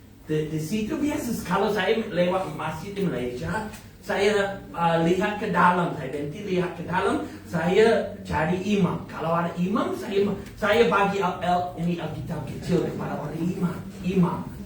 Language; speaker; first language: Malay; non-native, fluent; English